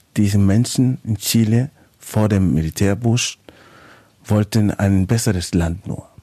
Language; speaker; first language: German; non-native, fluent; Spanish